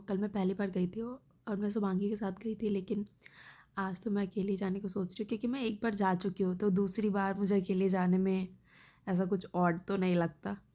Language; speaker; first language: Hindi; native; Hindi